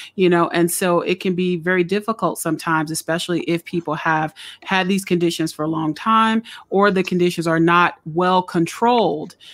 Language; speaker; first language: English; native; English